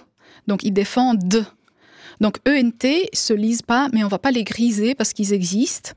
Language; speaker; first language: French; non-native, fluent; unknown